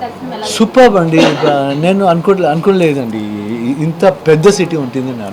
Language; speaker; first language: Telugu; non-native, learner; Kannada